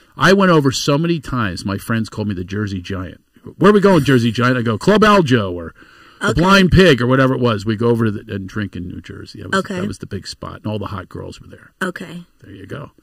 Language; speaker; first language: English; native; English